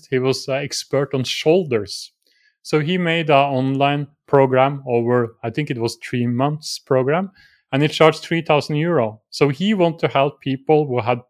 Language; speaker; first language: English; non-native, fluent; Norwegian